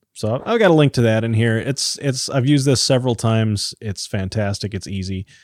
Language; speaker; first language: English; native; English